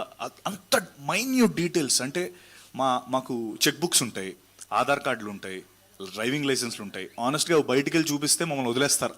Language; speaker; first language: Telugu; native; Telugu